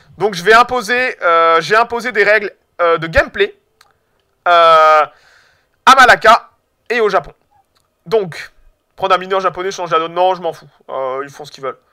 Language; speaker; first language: French; native; French